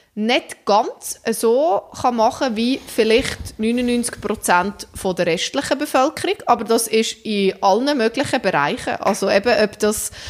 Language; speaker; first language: German; native; German